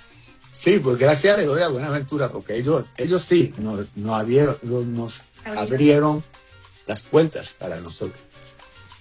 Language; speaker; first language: Spanish; early bilingual, heritage; Spanish